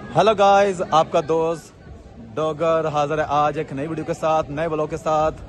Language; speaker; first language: Urdu; non-native, local second language; Punjabi